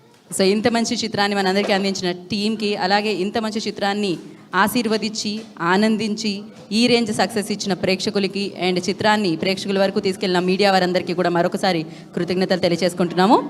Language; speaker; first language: Telugu; native; Telugu